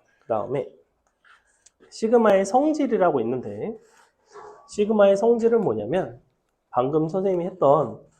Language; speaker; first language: Korean; native; Korean